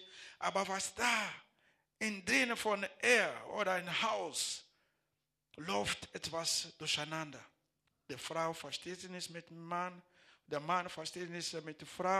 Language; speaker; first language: German; non-native, learner; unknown